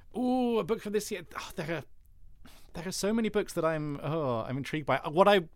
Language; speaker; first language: English; native; English